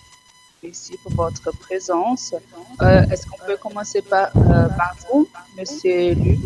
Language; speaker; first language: French; non-native, fluent; Portuguese